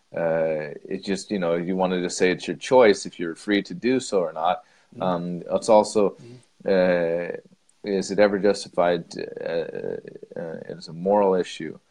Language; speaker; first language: English; native; English